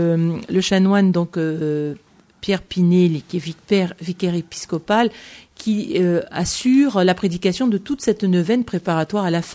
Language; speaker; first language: French; native; French